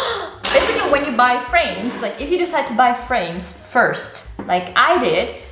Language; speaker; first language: English; non-native, fluent; Russian